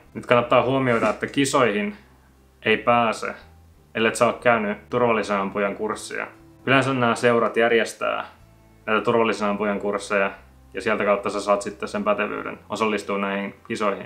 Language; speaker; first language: Finnish; native; Finnish